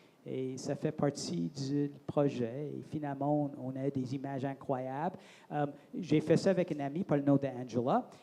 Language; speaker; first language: French; non-native, local second language; English